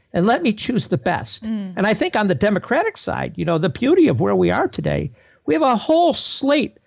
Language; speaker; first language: English; native; English